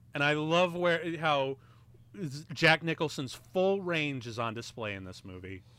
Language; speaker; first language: English; native; English